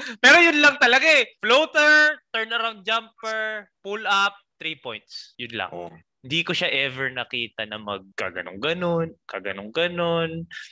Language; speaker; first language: Filipino; native; Filipino